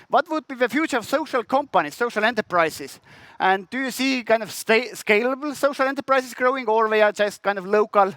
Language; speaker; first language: English; non-native, fluent; Estonian